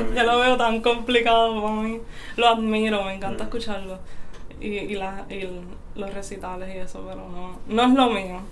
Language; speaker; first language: Spanish; native; Spanish